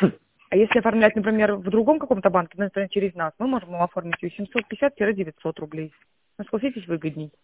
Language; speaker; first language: Russian; native; Russian